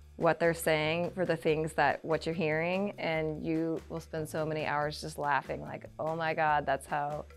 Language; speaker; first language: English; native; English